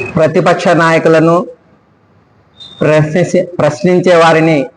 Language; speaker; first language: Telugu; native; Telugu